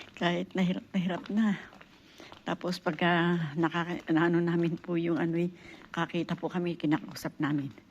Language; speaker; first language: Filipino; native; Filipino